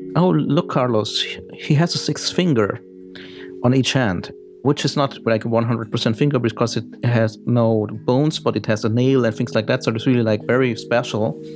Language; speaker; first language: English; early bilingual, heritage; German